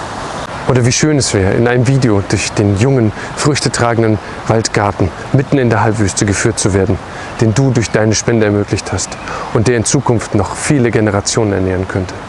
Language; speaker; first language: German; native; German